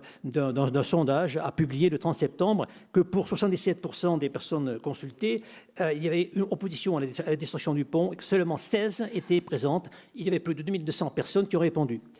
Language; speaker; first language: French; native; French